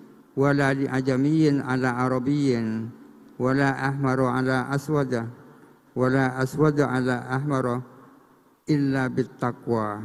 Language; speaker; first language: Arabic; non-native, fluent; Indonesian